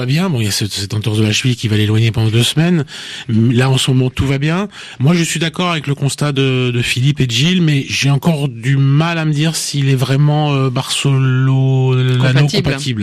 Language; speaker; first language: French; native; French